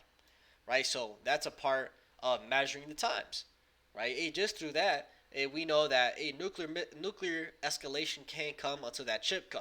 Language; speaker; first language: English; native; English